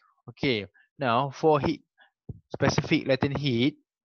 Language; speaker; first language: English; non-native, local second language; Malay